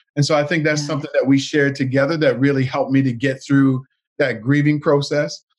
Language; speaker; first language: English; native; English